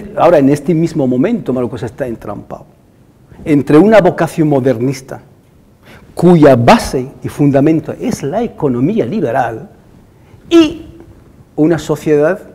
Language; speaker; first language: Spanish; non-native, fluent; Arabic